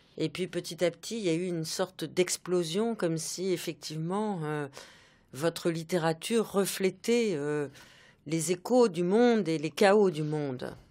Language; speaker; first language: French; native; French